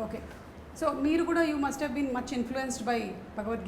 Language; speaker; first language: Telugu; native; Telugu